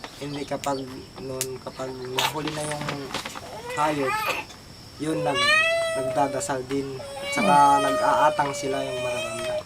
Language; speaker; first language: Filipino; non-native, local second language; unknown